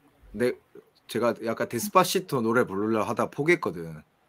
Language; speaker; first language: Korean; native; Korean